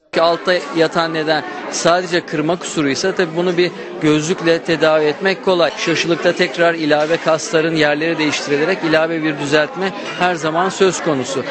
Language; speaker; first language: Turkish; native; Turkish